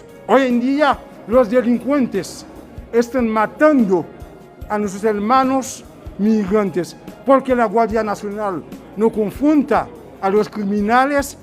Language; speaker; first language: Spanish; non-native, fluent; Haitian Creole